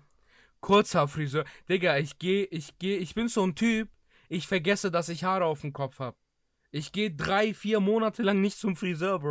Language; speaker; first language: German; early bilingual, other home language; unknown